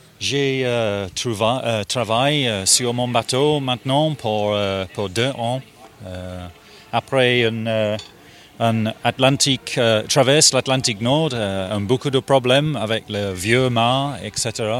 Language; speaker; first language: French; non-native, learner; English